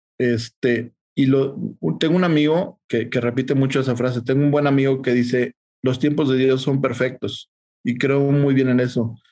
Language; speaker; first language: Spanish; native; Spanish